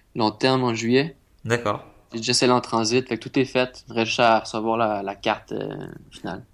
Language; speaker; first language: French; native; French